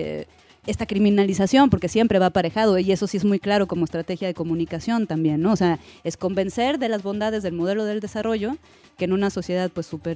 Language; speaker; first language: Spanish; native; Spanish